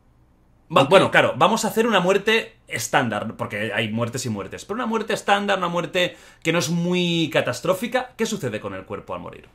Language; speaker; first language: Spanish; native; Spanish